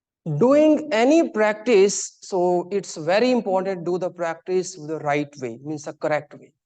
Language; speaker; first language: English; non-native, local second language; Hindi